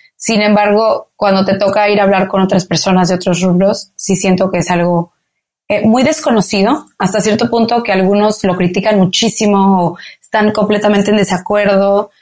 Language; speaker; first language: Spanish; native; Spanish